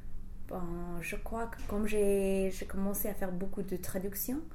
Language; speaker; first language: French; non-native, fluent; English